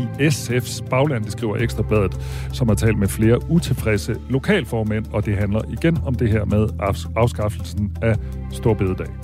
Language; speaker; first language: Danish; native; Danish